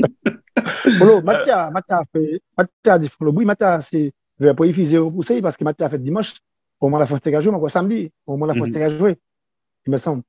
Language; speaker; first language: French; native; French